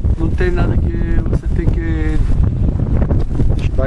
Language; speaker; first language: Portuguese; non-native, learner; Hebrew